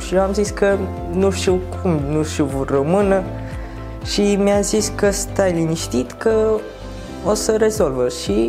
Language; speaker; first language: Romanian; non-native, learner; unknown